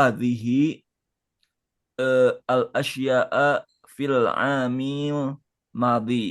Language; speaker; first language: Arabic; non-native, learner; Indonesian